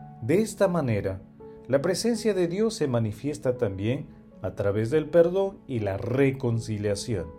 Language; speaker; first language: Spanish; native; Spanish